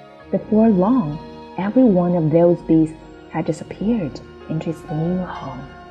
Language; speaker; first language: English; non-native, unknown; Chinese